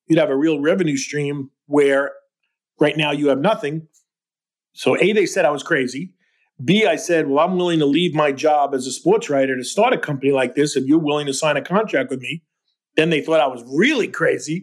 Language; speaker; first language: English; native; English